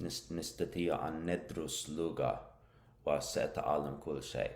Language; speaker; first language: Arabic; non-native, learner; English